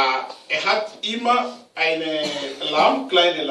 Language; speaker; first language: German; non-native, learner; Romanian